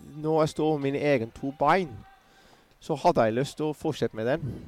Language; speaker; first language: Norwegian; non-native, fluent; English